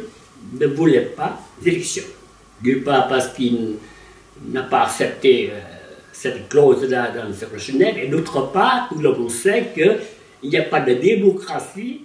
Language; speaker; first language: French; non-native, local second language; Vietnamese